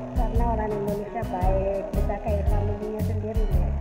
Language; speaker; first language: Indonesian; non-native, learner; Amharic